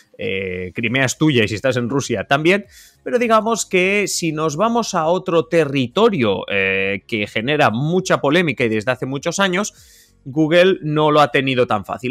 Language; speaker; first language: Spanish; native; Spanish